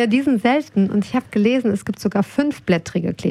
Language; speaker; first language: German; native; German